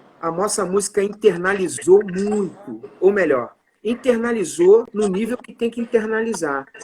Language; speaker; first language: Portuguese; native; Portuguese